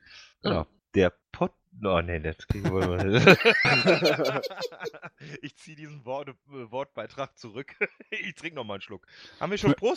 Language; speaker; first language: German; native; German